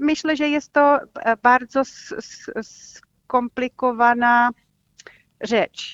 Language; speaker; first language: Polish; non-native, fluent; Czech